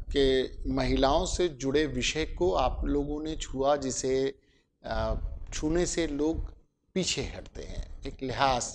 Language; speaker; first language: Hindi; native; Hindi